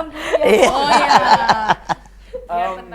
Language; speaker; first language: Indonesian; native; Indonesian